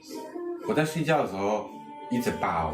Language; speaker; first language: Chinese; native; Chinese